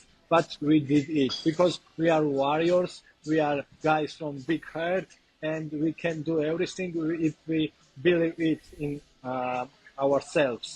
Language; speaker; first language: English; non-native, learner; Georgian